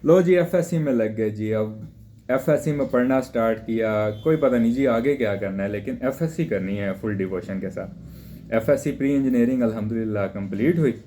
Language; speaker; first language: Urdu; non-native, local second language; Punjabi